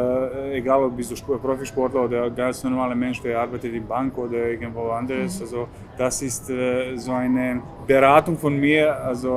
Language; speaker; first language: German; non-native, fluent; Serbian